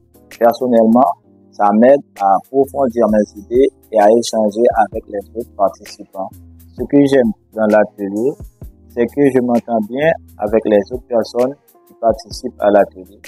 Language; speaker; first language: French; non-native, local second language; Haitian Creole